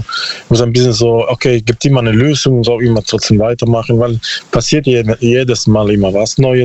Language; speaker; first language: German; non-native, learner; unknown